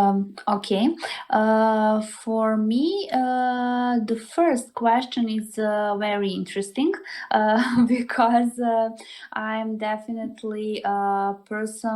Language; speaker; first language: English; non-native, learner; Serbian